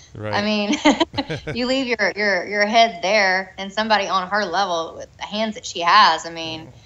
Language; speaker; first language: English; native; English